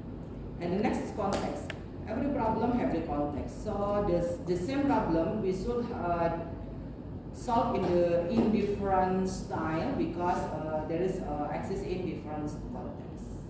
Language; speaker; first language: English; non-native, learner; Indonesian